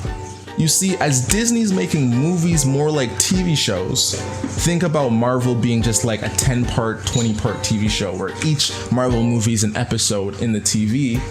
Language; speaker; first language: English; native; English